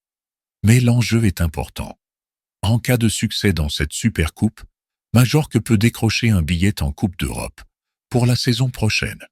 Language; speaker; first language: French; native; French